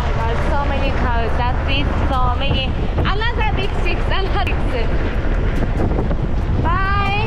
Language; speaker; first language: English; non-native, learner; Japanese